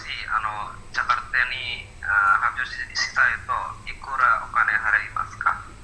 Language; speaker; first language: Japanese; non-native, learner; Indonesian